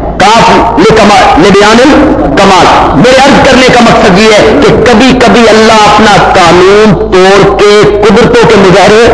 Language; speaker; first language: Urdu; non-native, local second language; Punjabi